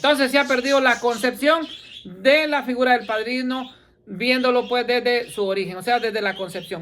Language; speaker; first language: Spanish; native; Spanish